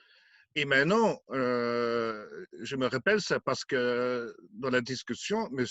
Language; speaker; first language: French; non-native, learner; Dutch